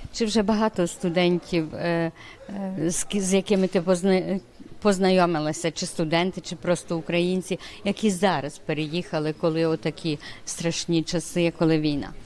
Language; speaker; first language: Ukrainian; early bilingual, heritage; Ukrainian